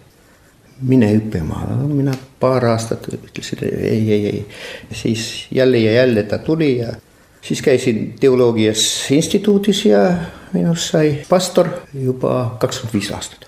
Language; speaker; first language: Estonian; non-native, local second language; Russian